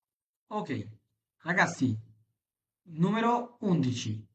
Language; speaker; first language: Italian; non-native, fluent; Bangla